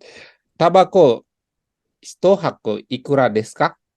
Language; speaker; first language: Japanese; non-native, fluent; Indonesian